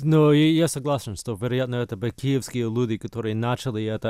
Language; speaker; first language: Russian; non-native, fluent; English